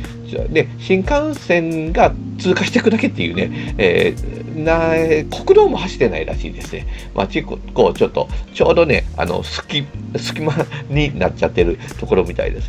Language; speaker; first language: Japanese; native; Japanese